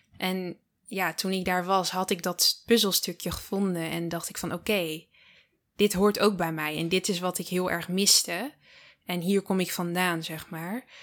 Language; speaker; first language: Dutch; early bilingual, other home language; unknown